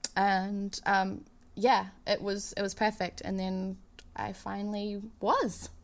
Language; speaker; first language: English; native; English